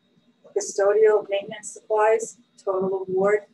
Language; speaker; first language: English; native; English